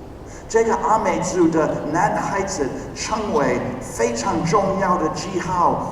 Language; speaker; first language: Chinese; non-native, fluent; English